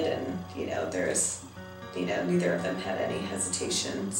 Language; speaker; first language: English; native; English